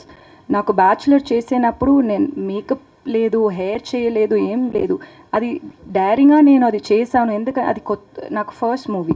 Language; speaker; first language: Telugu; non-native, learner; Tamil